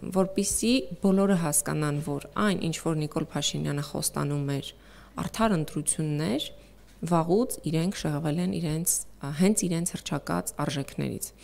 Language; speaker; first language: Armenian; native; Armenian